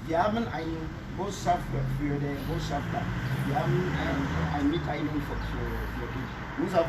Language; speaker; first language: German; non-native, learner; French